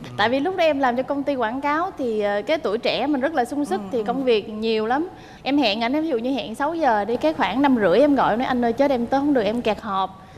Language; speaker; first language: Vietnamese; native; Vietnamese